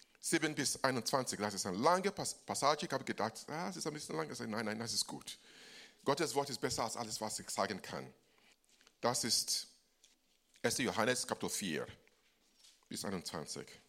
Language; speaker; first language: German; non-native, fluent; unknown